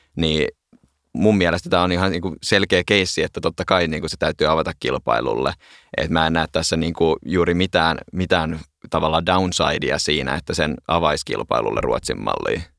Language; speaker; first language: Finnish; native; Finnish